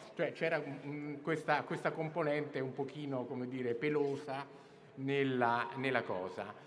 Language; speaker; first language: Italian; native; Italian